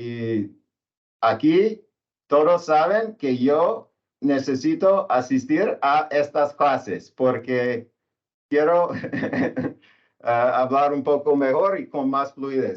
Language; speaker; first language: Spanish; non-native, learner; English